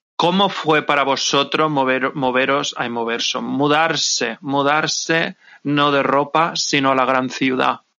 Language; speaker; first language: Spanish; native; Spanish